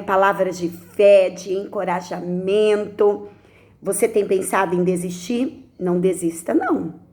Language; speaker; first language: Portuguese; native; Portuguese